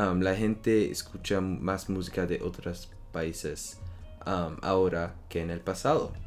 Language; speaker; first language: Spanish; non-native, learner; French